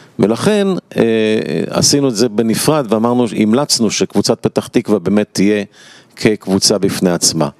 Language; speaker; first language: Hebrew; native; Hebrew